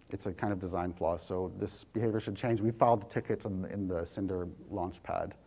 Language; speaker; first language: English; native; English